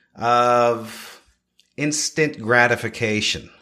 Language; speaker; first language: English; native; English